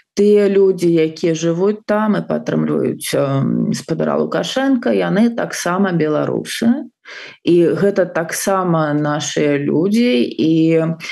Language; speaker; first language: Belarusian; non-native, local second language; Russian